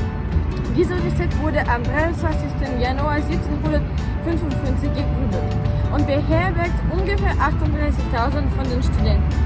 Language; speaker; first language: German; non-native, learner; Russian